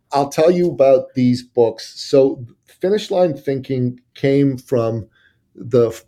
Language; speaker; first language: English; early bilingual, other home language; Persian